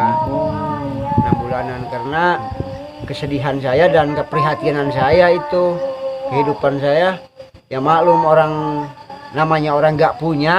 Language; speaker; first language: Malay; non-native, local second language; Sundanese